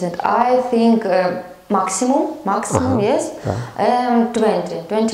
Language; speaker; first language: English; non-native, learner; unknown